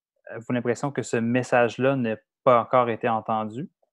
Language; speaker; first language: French; native; French